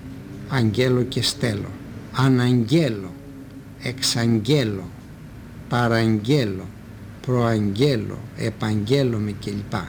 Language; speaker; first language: Greek; native; Greek